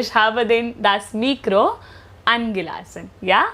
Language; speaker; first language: German; non-native, fluent; Hindi